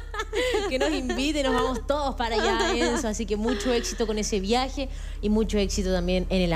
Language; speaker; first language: Spanish; native; Spanish